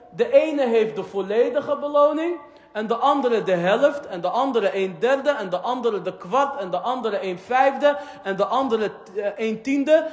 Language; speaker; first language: Dutch; early bilingual, other home language; Arabic